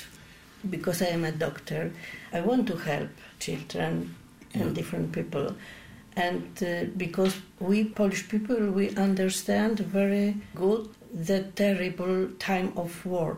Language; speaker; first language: English; non-native, learner; Polish